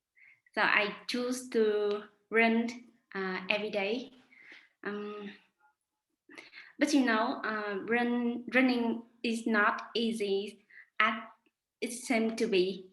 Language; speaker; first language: English; non-native, learner; Vietnamese